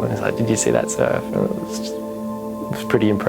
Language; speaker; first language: English; native; English